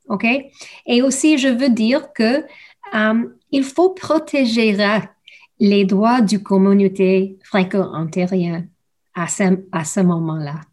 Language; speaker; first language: French; non-native, learner; English